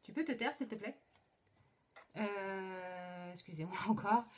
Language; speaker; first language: French; native; French